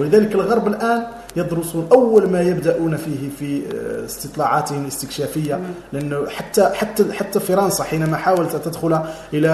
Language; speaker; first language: Arabic; native; Arabic